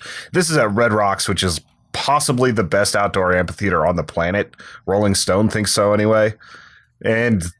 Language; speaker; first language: English; native; English